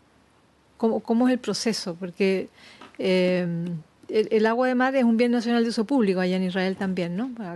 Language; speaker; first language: Spanish; native; Spanish